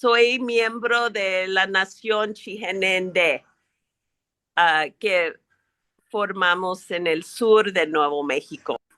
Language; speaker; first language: Spanish; early bilingual, heritage; English